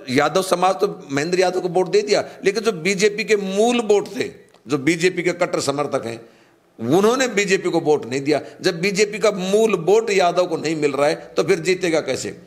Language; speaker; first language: Hindi; native; Hindi